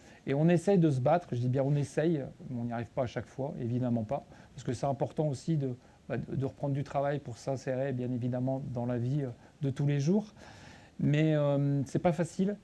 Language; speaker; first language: French; native; French